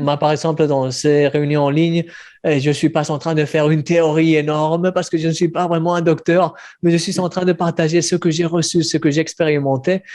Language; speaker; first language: French; early bilingual, heritage; Spanish